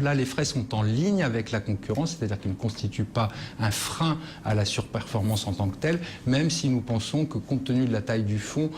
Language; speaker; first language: French; native; French